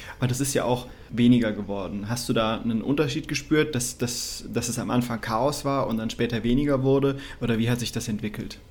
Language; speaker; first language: German; native; German